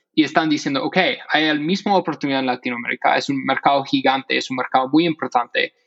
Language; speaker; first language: Spanish; non-native, fluent; English